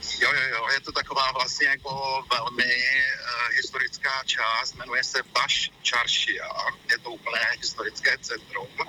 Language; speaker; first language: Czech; early bilingual, other home language; Bosnian